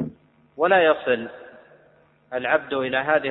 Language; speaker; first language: Arabic; native; Arabic